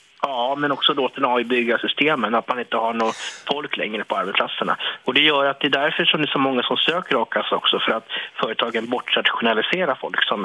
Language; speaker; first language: Swedish; native; Swedish